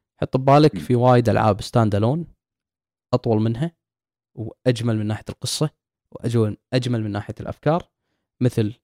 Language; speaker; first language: Arabic; native; Arabic